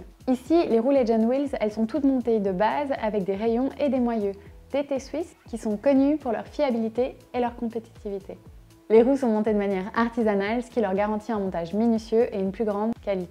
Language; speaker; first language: French; native; French